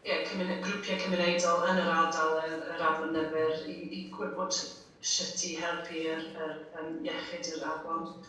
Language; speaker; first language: Welsh; non-native, fluent; English